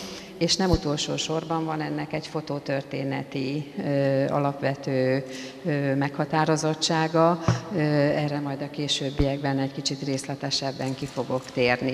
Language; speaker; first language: Hungarian; native; Hungarian